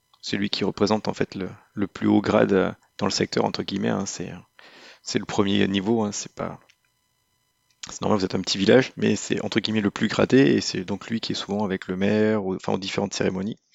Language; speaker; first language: French; native; French